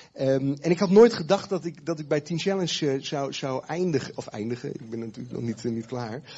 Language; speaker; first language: Dutch; early bilingual, heritage; Dutch